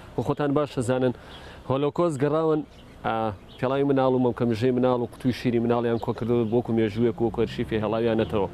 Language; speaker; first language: Central Kurdish; native; Central Kurdish